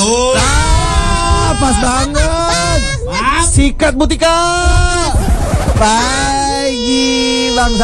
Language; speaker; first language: Indonesian; native; Indonesian